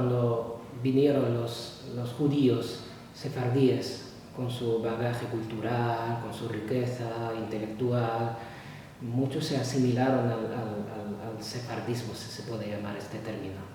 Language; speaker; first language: Spanish; non-native, fluent; Arabic